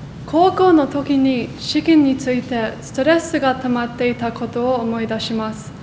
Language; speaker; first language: Japanese; non-native, learner; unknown